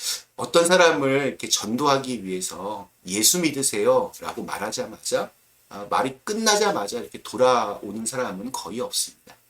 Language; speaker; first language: Korean; native; Korean